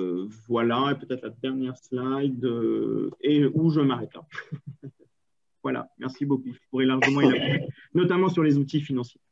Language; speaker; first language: French; native; French